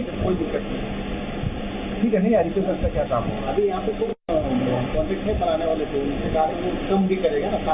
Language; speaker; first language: Hindi; non-native, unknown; Bangla